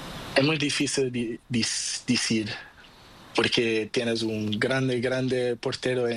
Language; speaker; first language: Spanish; non-native, learner; Portuguese